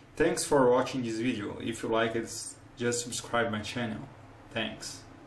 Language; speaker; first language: English; non-native, fluent; Portuguese